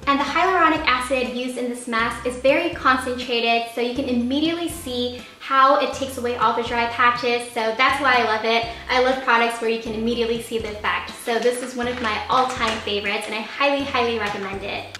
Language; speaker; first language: English; early bilingual, other home language; Japanese